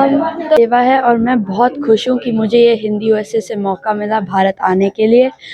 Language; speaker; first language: Hindi; early bilingual, heritage; Hindi